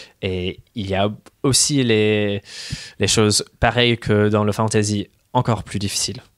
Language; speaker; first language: French; non-native, fluent; English